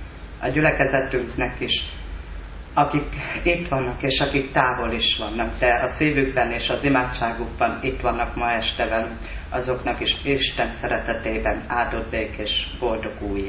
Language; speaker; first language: Hungarian; native; Hungarian